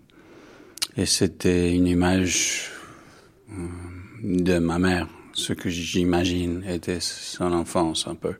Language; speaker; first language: French; non-native, fluent; English